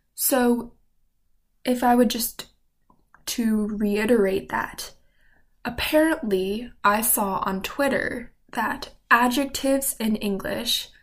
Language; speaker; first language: English; native; English